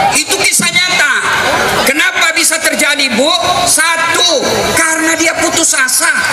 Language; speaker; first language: Indonesian; non-native, local second language; Buginese